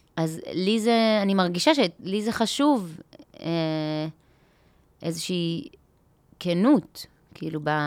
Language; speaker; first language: Hebrew; native; Hebrew